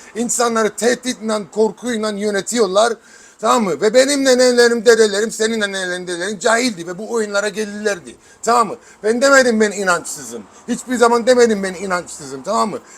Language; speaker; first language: Turkish; early bilingual, heritage; Turkish